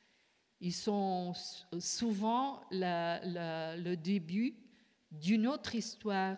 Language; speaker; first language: French; non-native, fluent; Portuguese